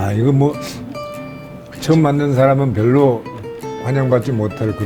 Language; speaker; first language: Korean; native; Korean